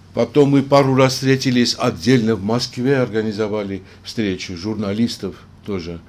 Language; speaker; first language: Russian; non-native, local second language; Armenian